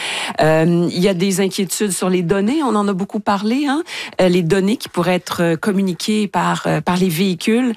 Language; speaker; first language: French; native; French